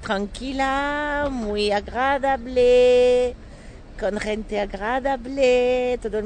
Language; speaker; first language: Spanish; non-native, fluent; French